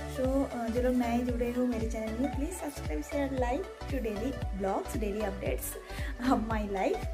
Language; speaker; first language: Hindi; native; Hindi